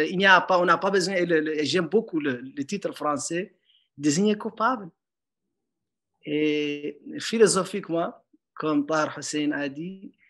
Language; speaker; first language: French; non-native, local second language; Arabic